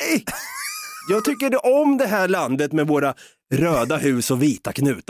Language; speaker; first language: Swedish; native; Swedish